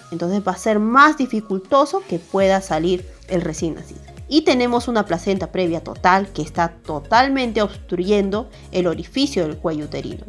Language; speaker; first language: Spanish; native; Spanish